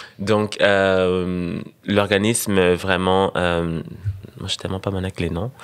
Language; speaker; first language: French; non-native, local second language; Rundi